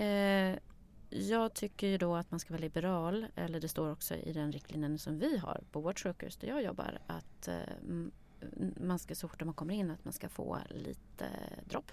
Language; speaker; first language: Swedish; native; Swedish